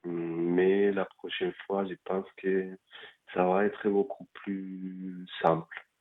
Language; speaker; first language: French; non-native, fluent; Spanish